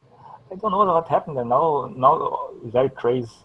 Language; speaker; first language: English; non-native, learner; Portuguese